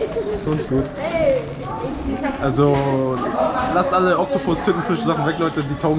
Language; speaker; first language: German; native; German